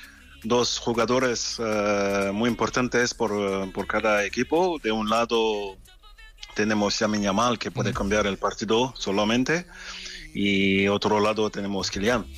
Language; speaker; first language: Spanish; non-native, fluent; French